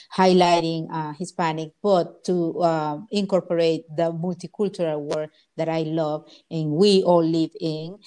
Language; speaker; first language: English; non-native, fluent; Spanish